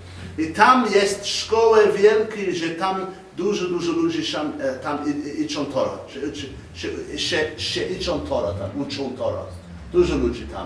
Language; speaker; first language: Polish; non-native, learner; English